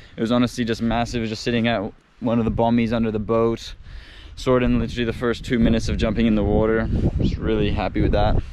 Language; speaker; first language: English; non-native, fluent; Indonesian